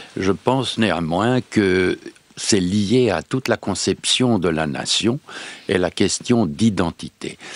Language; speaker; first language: French; non-native, fluent; Serbian